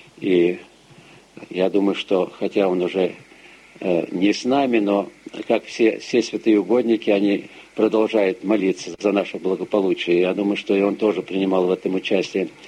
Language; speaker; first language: Russian; early bilingual, heritage; Russian